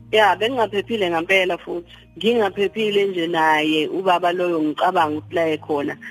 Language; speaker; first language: Zulu; native; Zulu